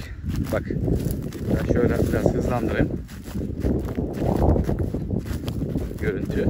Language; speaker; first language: Turkish; native; Turkish